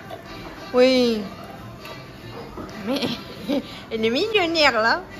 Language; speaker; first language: French; non-native, learner; Vietnamese